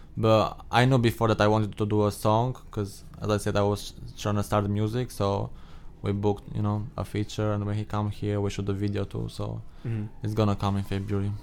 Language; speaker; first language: English; non-native, fluent; Albanian